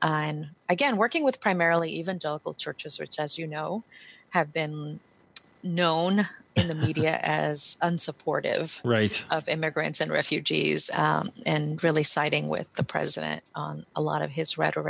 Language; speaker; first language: English; early bilingual, other home language; Spanish